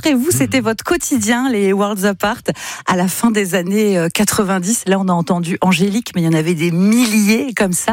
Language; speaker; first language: French; native; French